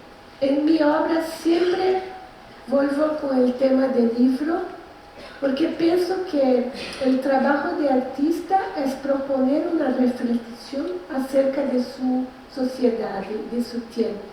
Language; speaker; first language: Spanish; non-native, learner; Portuguese